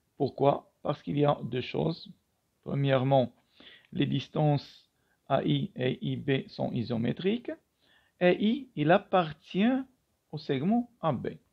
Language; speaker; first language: French; non-native, local second language; Arabic